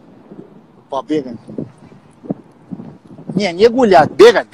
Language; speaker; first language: Russian; non-native, learner; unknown